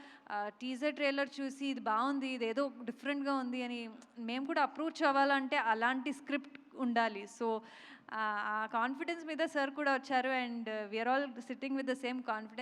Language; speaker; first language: Telugu; non-native, local second language; Kannada